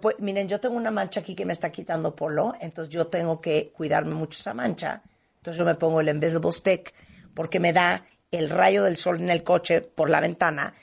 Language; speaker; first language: Spanish; native; Spanish